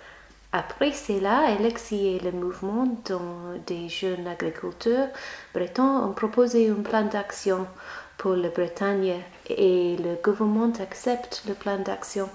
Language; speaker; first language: French; non-native, learner; English